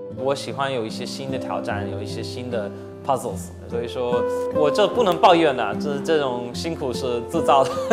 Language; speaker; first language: Chinese; non-native, fluent; English